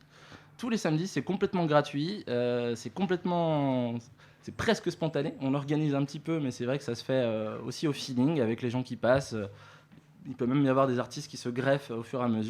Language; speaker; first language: French; native; French